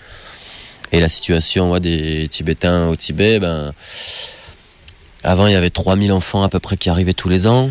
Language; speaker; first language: French; native; French